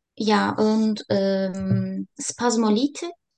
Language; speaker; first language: German; non-native, learner; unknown